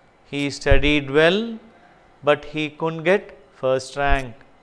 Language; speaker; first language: English; non-native, local second language; Tamil